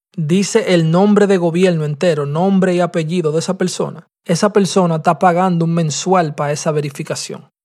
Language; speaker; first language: Spanish; early bilingual, heritage; Spanish